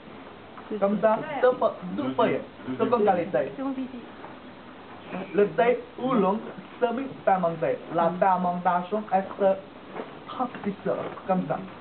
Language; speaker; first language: French; non-native, learner; Chinese